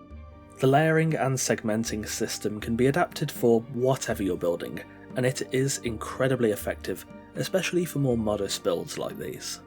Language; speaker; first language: English; native; English